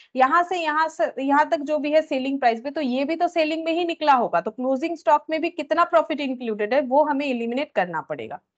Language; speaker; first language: Hindi; native; Hindi